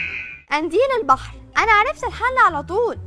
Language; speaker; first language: Arabic; native; Arabic